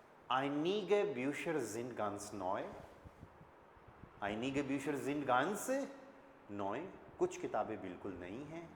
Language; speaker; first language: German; non-native, fluent; Hindi